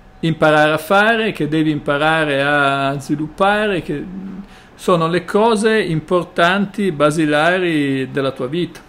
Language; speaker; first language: Italian; native; Italian